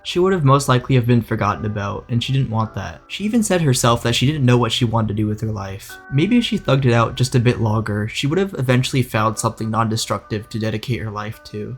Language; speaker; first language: English; native; English